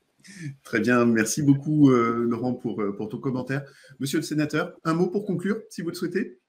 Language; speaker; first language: French; native; French